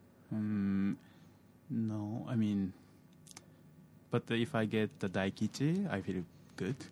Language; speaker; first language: English; non-native, fluent; Japanese